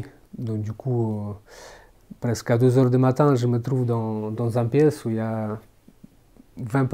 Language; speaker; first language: French; non-native, fluent; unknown